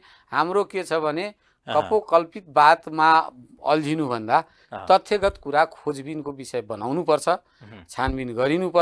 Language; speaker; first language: Nepali; native; Nepali